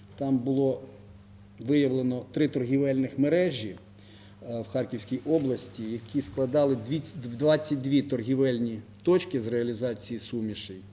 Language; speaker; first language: Ukrainian; native; Ukrainian